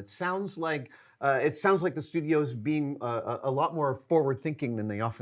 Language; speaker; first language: English; native; English